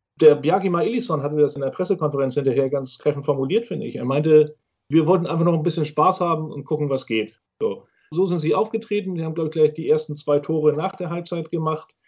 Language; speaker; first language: German; native; German